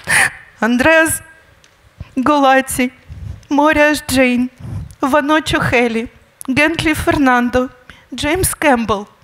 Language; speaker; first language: Ukrainian; native; Ukrainian